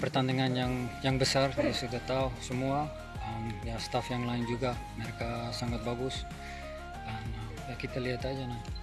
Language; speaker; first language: Indonesian; non-native, fluent; Dutch